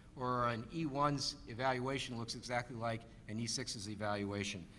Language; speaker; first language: English; native; English